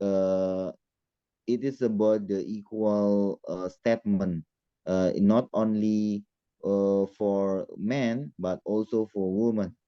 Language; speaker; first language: English; non-native, learner; Indonesian